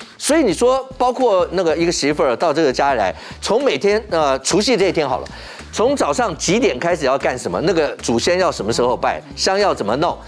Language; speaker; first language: Chinese; native; Chinese